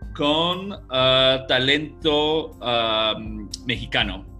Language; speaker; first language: Spanish; non-native, fluent; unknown